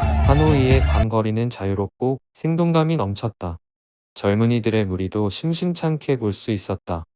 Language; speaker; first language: Korean; native; Korean